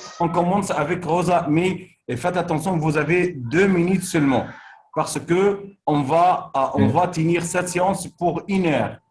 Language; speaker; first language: French; non-native, local second language; Arabic